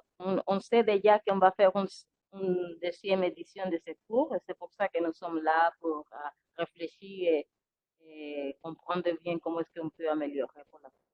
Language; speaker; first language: French; non-native, fluent; Spanish